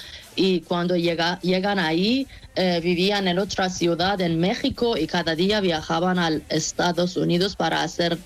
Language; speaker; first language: Spanish; non-native, learner; Persian